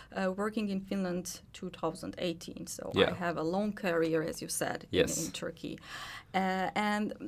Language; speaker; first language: English; non-native, fluent; Turkish